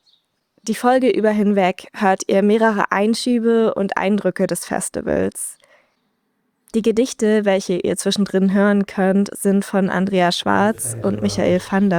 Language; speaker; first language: German; native; German